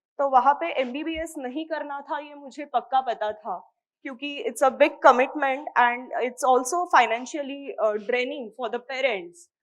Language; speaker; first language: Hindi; non-native, local second language; Marathi